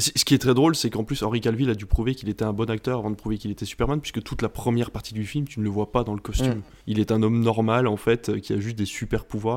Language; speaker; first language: French; native; French